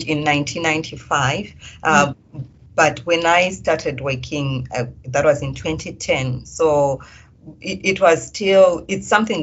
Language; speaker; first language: English; non-native, local second language; Shona